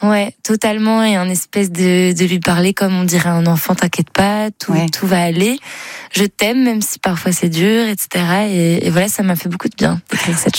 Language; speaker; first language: French; native; French